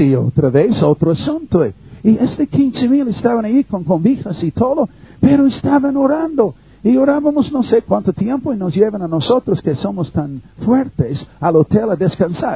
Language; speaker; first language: Spanish; non-native, fluent; English